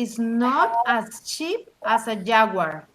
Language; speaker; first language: English; non-native, learner; Spanish